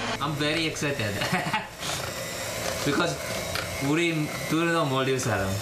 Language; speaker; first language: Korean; non-native, learner; Divehi